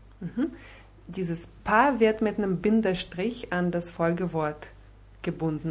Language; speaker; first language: German; non-native, fluent; Russian